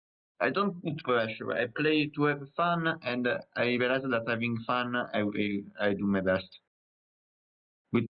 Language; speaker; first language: English; non-native, learner; Italian